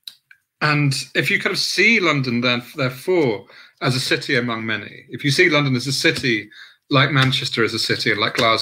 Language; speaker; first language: English; native; English